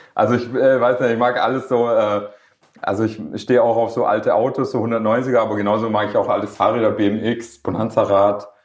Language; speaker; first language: German; non-native, local second language; Swedish